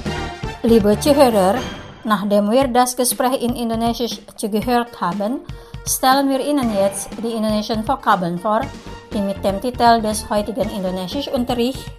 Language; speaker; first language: German; non-native, fluent; Indonesian